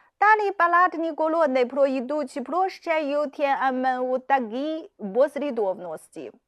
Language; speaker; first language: Ukrainian; non-native, fluent; Chinese